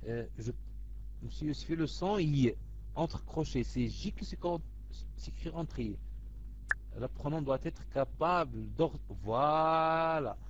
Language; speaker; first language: French; non-native, local second language; Arabic